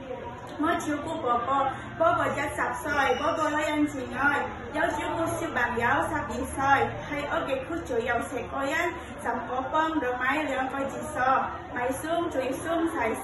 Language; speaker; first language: Cantonese; non-native, learner; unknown